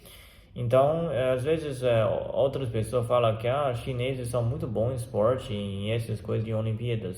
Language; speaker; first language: Portuguese; non-native, learner; Chinese